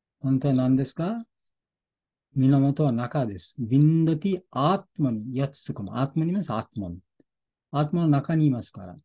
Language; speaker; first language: Japanese; non-native, fluent; Bangla